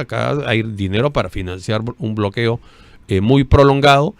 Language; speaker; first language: Spanish; native; Spanish